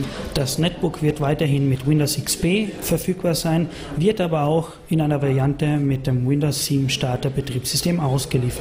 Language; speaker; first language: German; native; German